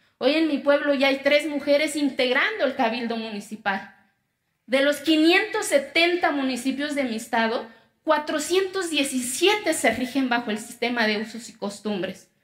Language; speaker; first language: Spanish; non-native, local second language; Zapotec